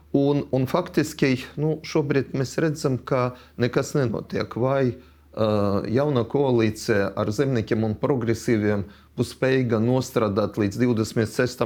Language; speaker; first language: Latvian; non-native, local second language; Russian